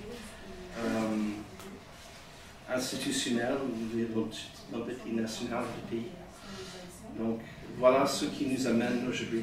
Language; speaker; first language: French; native; French